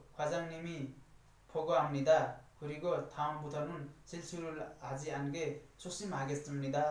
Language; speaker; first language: Korean; non-native, learner; Nepali